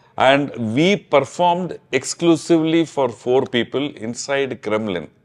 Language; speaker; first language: English; non-native, local second language; Malayalam